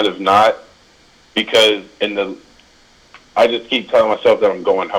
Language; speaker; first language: English; native; English